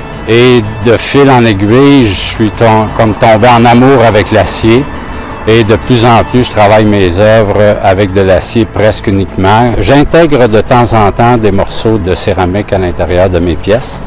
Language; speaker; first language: French; native; French